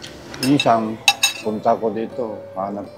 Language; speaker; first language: Filipino; non-native, learner; Japanese